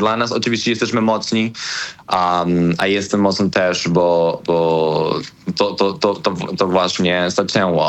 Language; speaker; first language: Polish; non-native, learner; Spanish